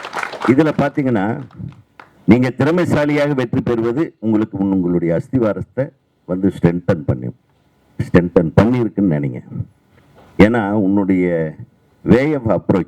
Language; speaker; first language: Tamil; native; Tamil